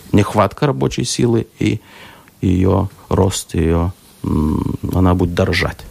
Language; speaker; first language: Russian; non-native, local second language; Lithuanian